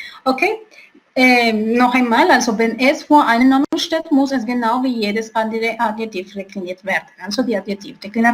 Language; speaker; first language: German; non-native, fluent; Spanish